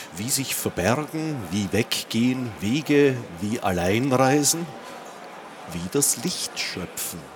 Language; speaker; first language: German; native; German